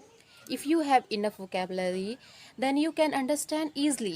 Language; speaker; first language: English; non-native, learner; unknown